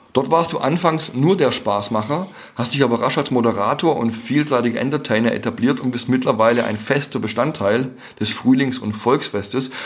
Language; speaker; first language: German; native; German